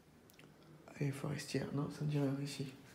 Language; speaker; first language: French; native; French